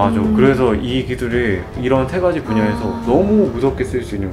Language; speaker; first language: Korean; native; Korean